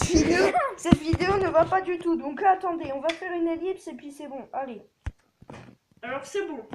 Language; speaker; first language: French; native; French